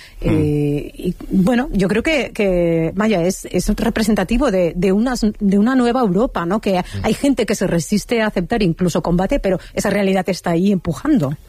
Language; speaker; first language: Spanish; native; Spanish